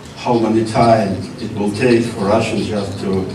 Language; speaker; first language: English; non-native, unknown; Ukrainian